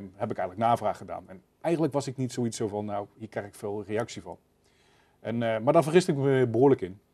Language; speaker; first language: Dutch; native; Dutch